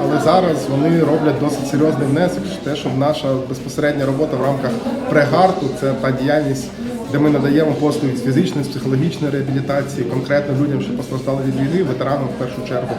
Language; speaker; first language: Ukrainian; native; Ukrainian